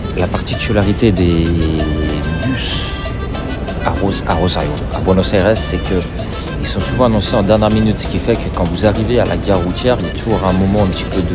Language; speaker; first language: French; native; French